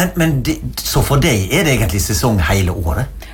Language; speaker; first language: Norwegian; native; Norwegian